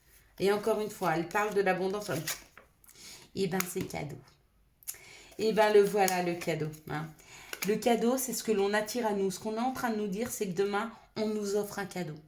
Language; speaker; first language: French; native; French